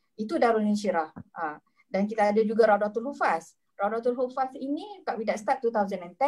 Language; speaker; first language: Malay; native; Malay